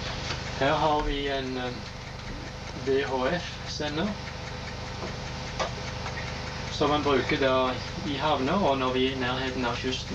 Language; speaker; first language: Norwegian; native; Norwegian